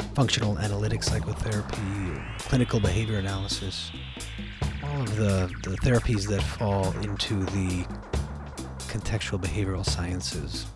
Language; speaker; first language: English; native; English